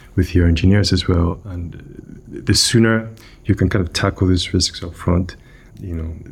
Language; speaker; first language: English; non-native, local second language; Yoruba